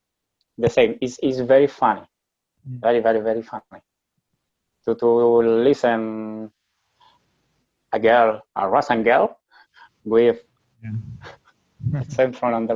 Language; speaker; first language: English; non-native, learner; Spanish